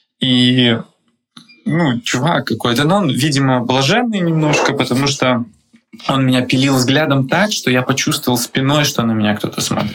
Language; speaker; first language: Russian; native; Russian